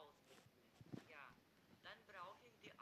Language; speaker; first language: German; non-native, learner; Macedonian